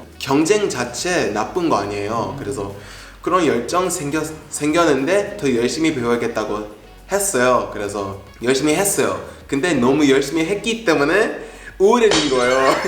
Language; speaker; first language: Korean; non-native, fluent; English